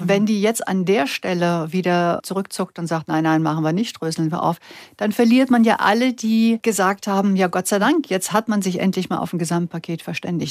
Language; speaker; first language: German; native; German